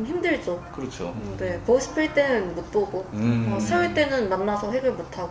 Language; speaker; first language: Korean; non-native, fluent; Vietnamese